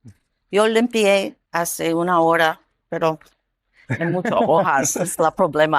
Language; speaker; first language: Spanish; non-native, learner; English